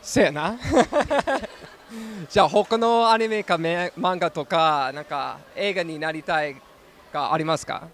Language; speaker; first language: Japanese; non-native, learner; English